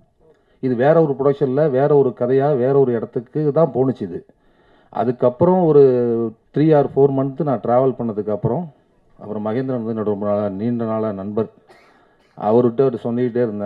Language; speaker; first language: Tamil; native; Tamil